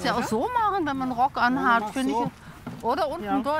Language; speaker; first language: German; native; German